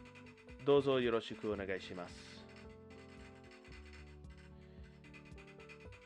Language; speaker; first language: Japanese; non-native, learner; English